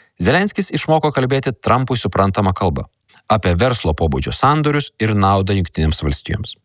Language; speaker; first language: Lithuanian; native; Lithuanian